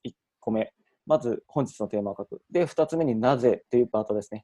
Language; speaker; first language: Japanese; native; Japanese